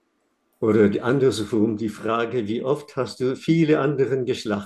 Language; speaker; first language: German; non-native, fluent; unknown